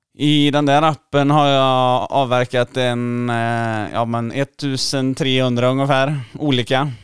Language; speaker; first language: Swedish; native; Swedish